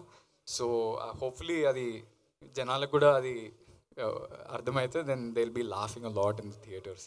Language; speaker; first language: Telugu; native; Telugu